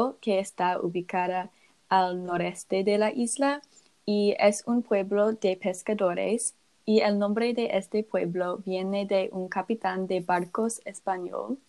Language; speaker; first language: Spanish; non-native, learner; English